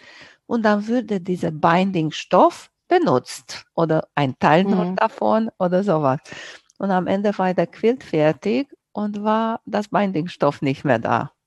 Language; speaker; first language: German; non-native, fluent; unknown